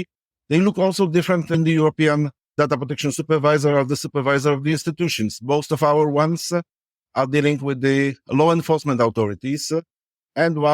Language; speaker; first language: English; non-native, fluent; Polish